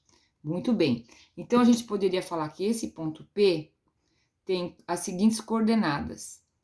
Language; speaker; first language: Portuguese; native; Portuguese